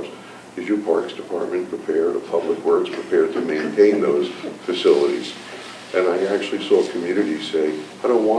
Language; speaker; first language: English; native; English